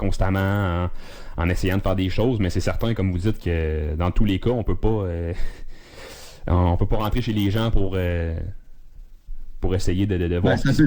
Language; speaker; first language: French; native; French